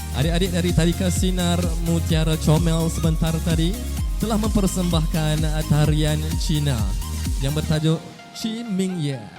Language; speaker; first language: Malay; native; Malay